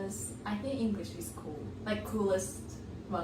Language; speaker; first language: English; non-native, learner; Japanese